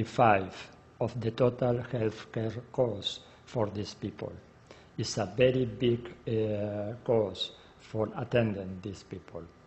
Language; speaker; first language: English; non-native, learner; Spanish